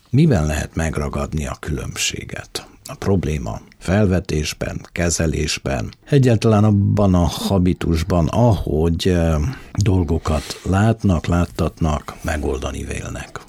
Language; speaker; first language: Hungarian; native; Hungarian